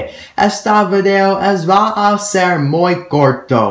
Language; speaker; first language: Spanish; non-native, learner; English